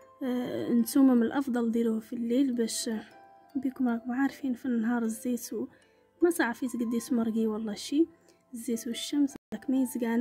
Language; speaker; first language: Arabic; native; Arabic